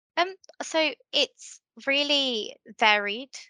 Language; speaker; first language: English; native; English